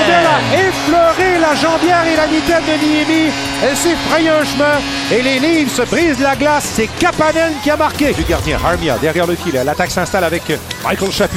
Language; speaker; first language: French; native; French